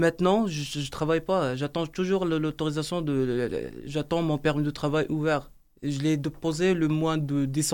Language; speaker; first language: French; non-native, learner; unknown